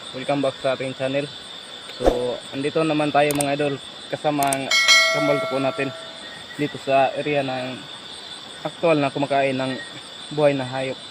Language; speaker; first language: Filipino; non-native, local second language; Cebuano